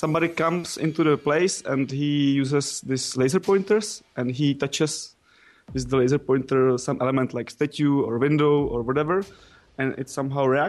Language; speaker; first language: English; non-native, fluent; Czech